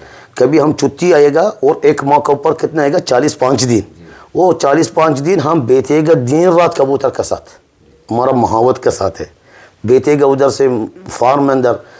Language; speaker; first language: Hindi; non-native, learner; Arabic